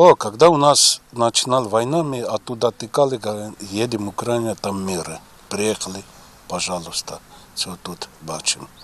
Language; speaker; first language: Russian; non-native, learner; Armenian